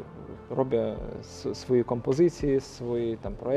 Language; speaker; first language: Polish; non-native, local second language; Ukrainian